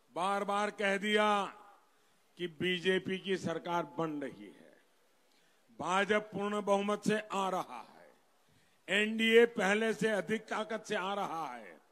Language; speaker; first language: Hindi; non-native, local second language; Gujarati